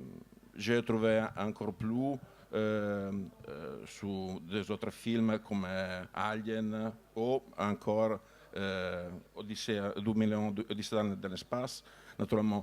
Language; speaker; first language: French; non-native, learner; Italian